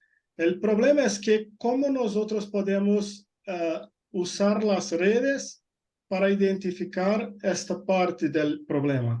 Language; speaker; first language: Spanish; non-native, fluent; Portuguese